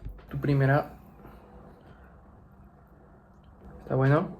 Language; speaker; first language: Spanish; non-native, learner; French